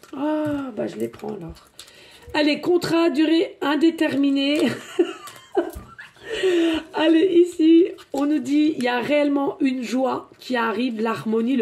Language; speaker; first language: French; native; French